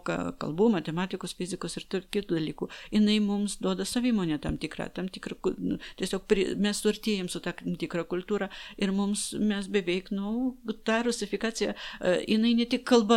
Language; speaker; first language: Lithuanian; non-native, local second language; Polish